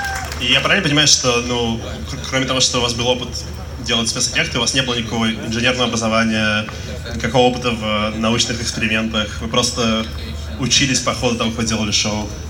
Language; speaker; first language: Russian; native; Russian